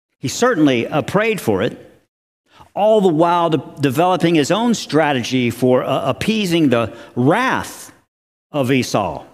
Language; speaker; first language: English; native; English